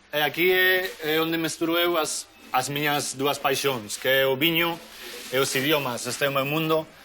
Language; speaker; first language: Galician; native; Galician